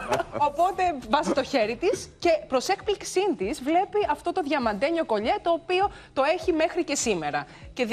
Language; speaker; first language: Greek; native; Greek